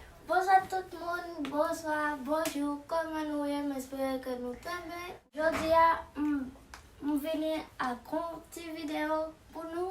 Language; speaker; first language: French; non-native, learner; Haitian Creole